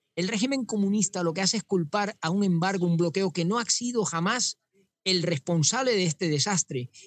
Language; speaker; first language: Spanish; native; Spanish